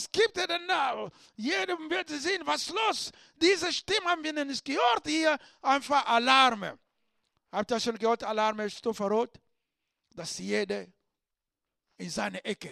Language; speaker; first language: German; non-native, learner; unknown